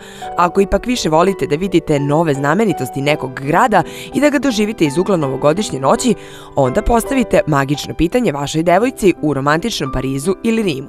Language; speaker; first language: Croatian; native; Croatian